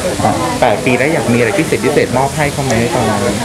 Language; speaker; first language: Thai; native; Thai